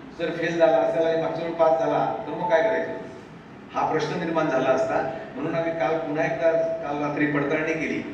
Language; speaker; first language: Marathi; native; Marathi